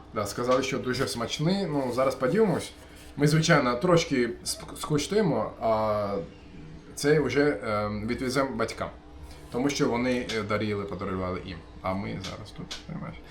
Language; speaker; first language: Ukrainian; non-native, learner; Turkish